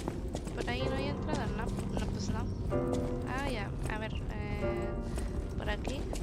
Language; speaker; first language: Spanish; native; Spanish